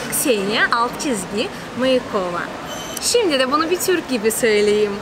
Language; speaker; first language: Turkish; non-native, fluent; Russian